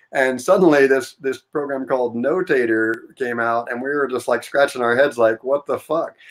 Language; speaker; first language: English; native; English